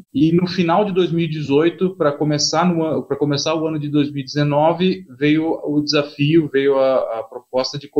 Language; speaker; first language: Portuguese; native; Portuguese